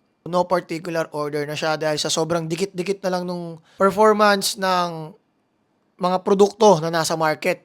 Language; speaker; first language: Filipino; native; Filipino